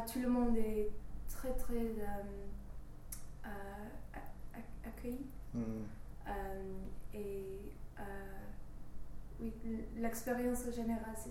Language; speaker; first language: French; non-native, learner; English